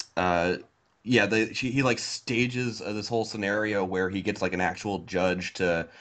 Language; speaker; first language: English; native; English